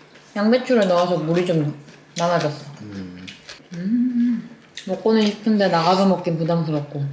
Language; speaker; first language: Korean; native; Korean